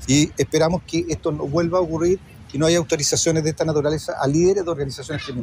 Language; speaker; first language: Spanish; native; Spanish